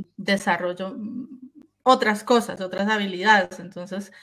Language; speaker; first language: Spanish; native; Spanish